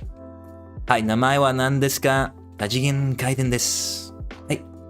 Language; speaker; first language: Japanese; non-native, learner; English